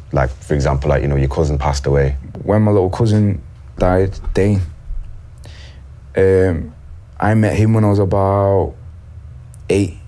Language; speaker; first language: English; native; English